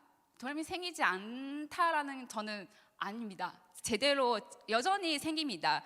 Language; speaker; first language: Korean; non-native, learner; Chinese